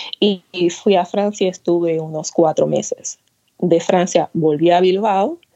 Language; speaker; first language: Spanish; native; Spanish